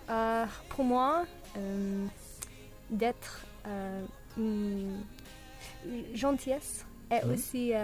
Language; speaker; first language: French; non-native, learner; English